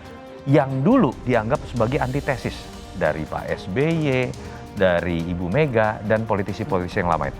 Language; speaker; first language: Indonesian; native; Indonesian